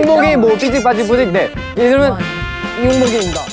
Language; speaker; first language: Korean; early bilingual, heritage; English